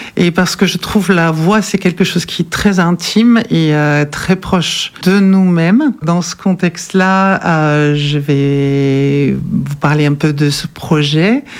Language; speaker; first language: French; non-native, fluent; German